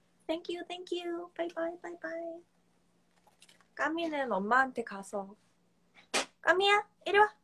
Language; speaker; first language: English; non-native, learner; Korean